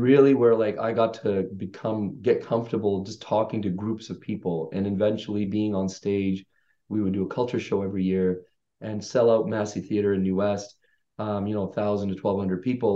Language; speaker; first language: English; native; English